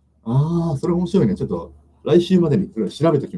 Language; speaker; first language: Japanese; native; Japanese